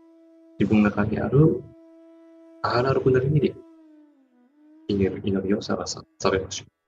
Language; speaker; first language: Japanese; non-native, fluent; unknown